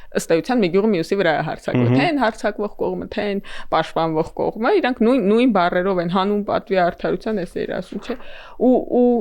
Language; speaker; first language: Armenian; native; Armenian